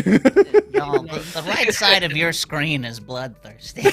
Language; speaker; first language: English; native; English